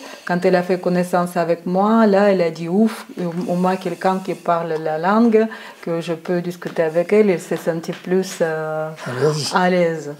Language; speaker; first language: French; non-native, fluent; Ukrainian